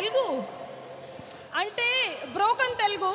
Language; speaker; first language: Telugu; non-native, learner; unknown